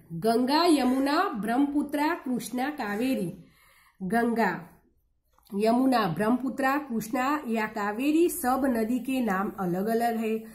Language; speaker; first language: Hindi; non-native, local second language; Gujarati